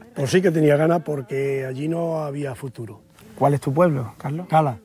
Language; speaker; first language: Spanish; native; Spanish